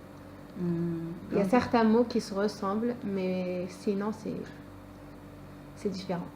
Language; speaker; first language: French; native; French